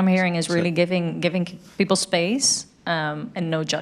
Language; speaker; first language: English; non-native, fluent; Dutch